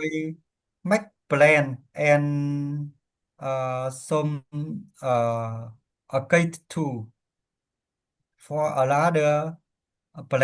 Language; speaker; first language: English; non-native, learner; Vietnamese